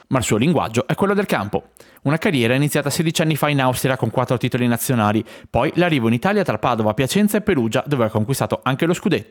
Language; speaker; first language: Italian; native; Italian